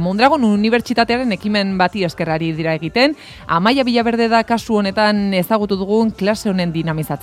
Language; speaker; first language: Basque; native; Basque